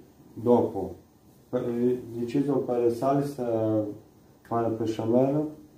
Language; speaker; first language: Italian; non-native, learner; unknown